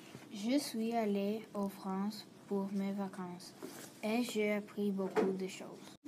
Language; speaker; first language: French; non-native, learner; English